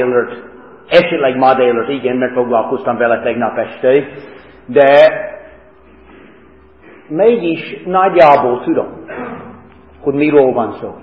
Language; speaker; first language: Hungarian; non-native, fluent; English